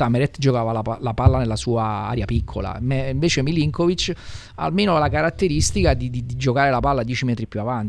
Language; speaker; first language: Italian; native; Italian